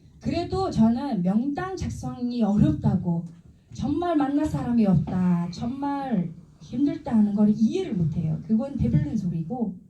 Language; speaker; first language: Korean; non-native, fluent; Mongolian